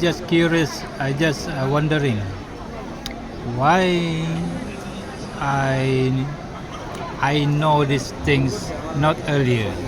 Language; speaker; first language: English; non-native, learner; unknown